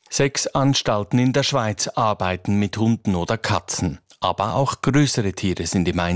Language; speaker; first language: German; native; German